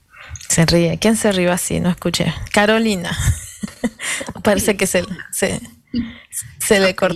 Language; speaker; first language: Spanish; native; Spanish